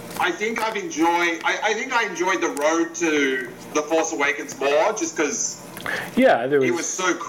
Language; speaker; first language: English; native; English